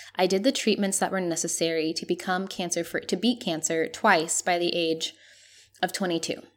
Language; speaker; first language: English; non-native, fluent; Spanish